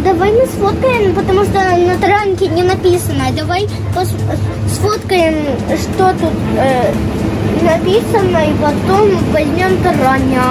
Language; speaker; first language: Russian; early bilingual, heritage; Russian